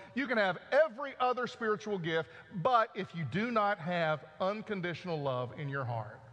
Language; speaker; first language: English; native; English